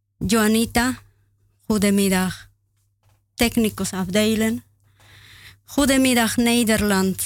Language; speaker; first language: Dutch; non-native, learner; Spanish